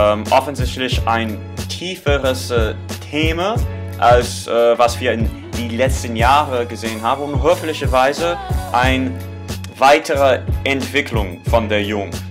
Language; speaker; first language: German; non-native, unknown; English